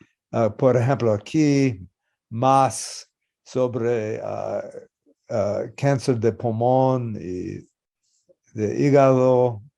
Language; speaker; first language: Spanish; non-native, learner; English